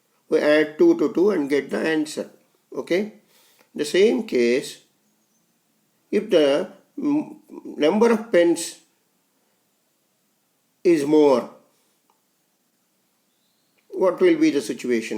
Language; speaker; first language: English; non-native, local second language; Telugu